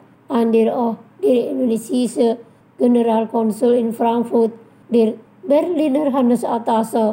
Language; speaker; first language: German; non-native, fluent; Indonesian